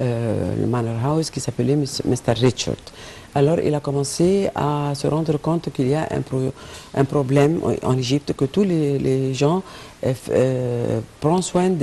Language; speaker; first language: French; non-native, fluent; Arabic